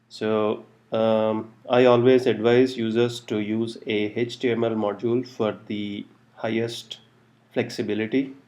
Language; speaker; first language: English; non-native, local second language; Telugu